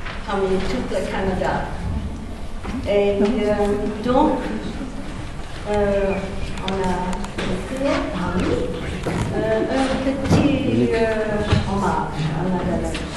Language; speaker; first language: French; non-native, local second language; English